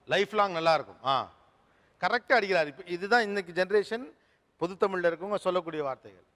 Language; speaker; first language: Tamil; native; Tamil